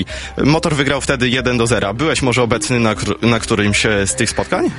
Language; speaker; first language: Polish; native; Polish